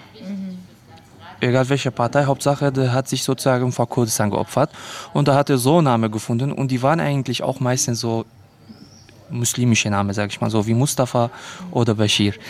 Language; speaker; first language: German; early bilingual, other home language; Kurdish